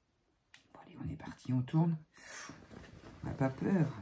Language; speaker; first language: French; native; French